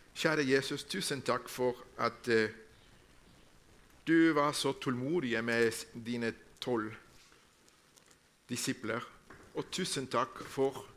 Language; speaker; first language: Norwegian; non-native, fluent; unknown